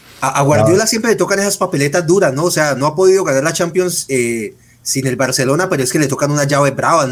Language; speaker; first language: Spanish; native; Spanish